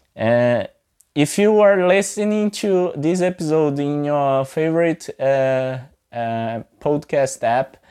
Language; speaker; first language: English; non-native, fluent; Portuguese